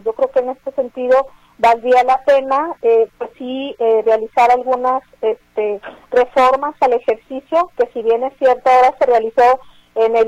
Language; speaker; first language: Spanish; native; Spanish